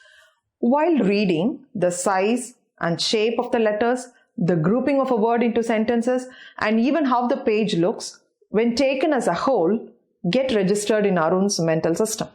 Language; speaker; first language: English; non-native, local second language; Tamil